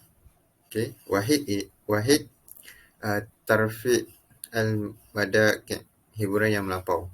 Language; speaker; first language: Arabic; non-native, learner; Malay